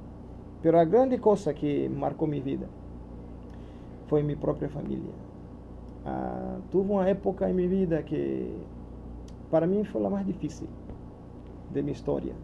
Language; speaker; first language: Spanish; non-native, learner; Portuguese